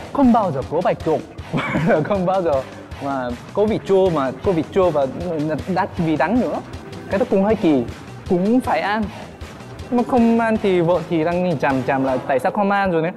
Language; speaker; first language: Vietnamese; non-native, fluent; Korean